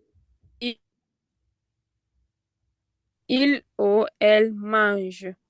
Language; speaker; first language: French; non-native, learner; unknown